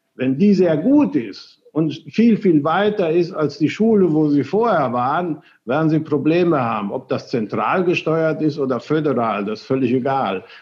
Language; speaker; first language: German; early bilingual, other home language; Spanish